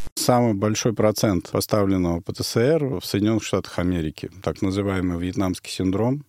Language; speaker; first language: Russian; native; Russian